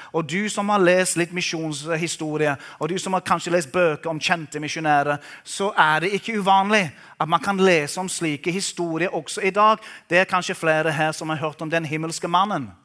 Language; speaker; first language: Norwegian; non-native, fluent; English